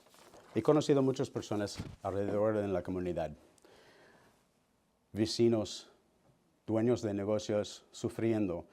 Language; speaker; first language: Spanish; early bilingual, heritage; Spanish